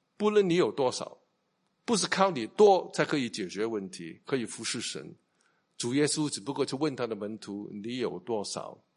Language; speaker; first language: Chinese; non-native, local second language; Cantonese